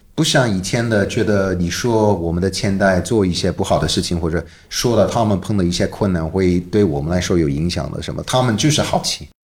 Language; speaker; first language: Chinese; non-native, fluent; English